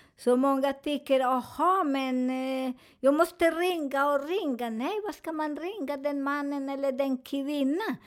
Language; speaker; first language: Swedish; non-native, learner; Spanish